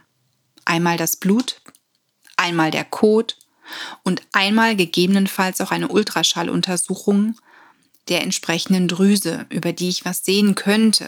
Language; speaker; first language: German; native; German